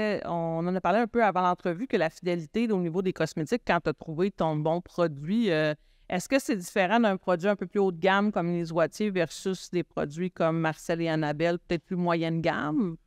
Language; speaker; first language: French; native; French